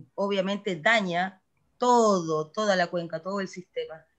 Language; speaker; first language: Spanish; native; Spanish